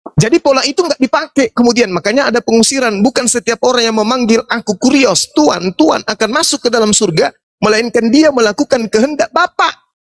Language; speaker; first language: Indonesian; native; Indonesian